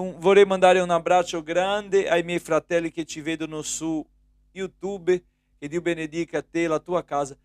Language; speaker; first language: Italian; non-native, fluent; Portuguese